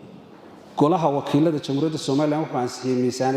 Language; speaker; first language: Somali; native; Somali